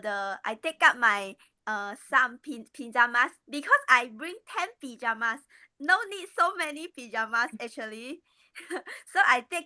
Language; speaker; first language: English; non-native, learner; Malay